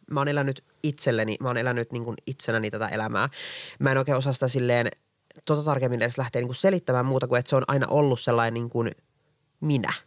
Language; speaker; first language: Finnish; native; Finnish